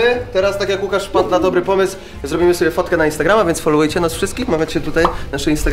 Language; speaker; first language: Polish; native; Polish